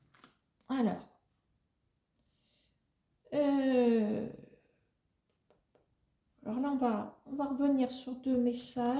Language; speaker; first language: French; native; French